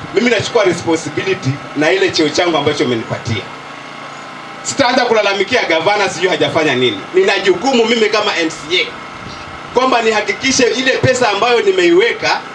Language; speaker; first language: Swahili; native; Swahili